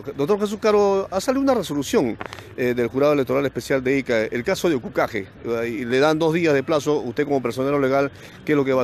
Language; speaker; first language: Spanish; native; Spanish